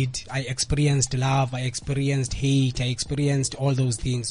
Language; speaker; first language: English; non-native, local second language; Xhosa